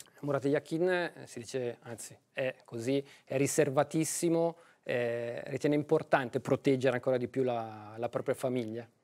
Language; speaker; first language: Italian; native; Italian